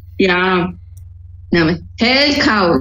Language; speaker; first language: Dutch; non-native, learner; Spanish